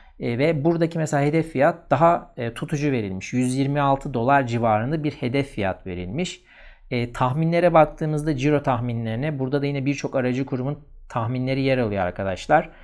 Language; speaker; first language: Turkish; native; Turkish